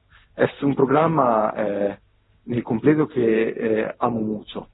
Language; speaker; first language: Spanish; non-native, fluent; Italian